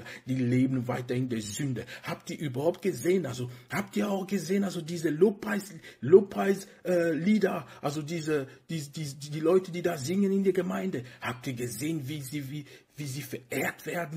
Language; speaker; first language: German; non-native, fluent; French